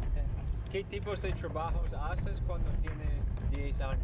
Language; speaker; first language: Spanish; non-native, learner; English